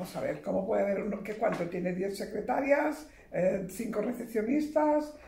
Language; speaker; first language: Spanish; early bilingual, heritage; Spanish